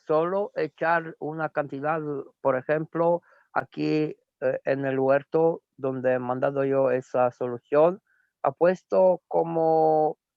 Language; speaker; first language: Spanish; non-native, fluent; Romanian